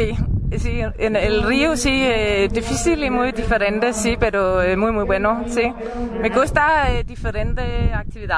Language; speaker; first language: Spanish; non-native, learner; Danish